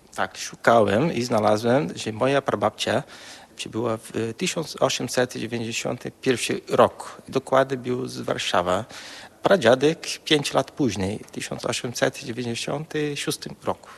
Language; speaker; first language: Polish; non-native, fluent; Portuguese